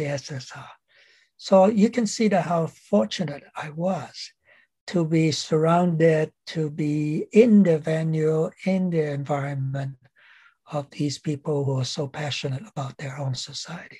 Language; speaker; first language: English; non-native, local second language; Cantonese